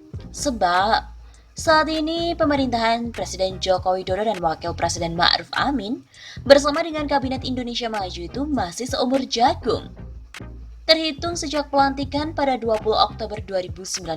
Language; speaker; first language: Indonesian; native; Indonesian